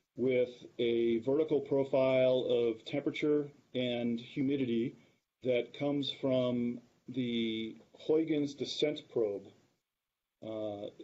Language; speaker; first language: English; native; English